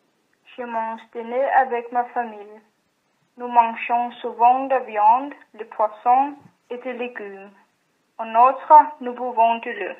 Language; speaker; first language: French; non-native, learner; Danish